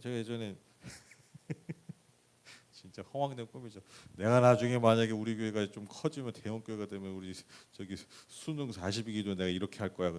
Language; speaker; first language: Korean; native; Korean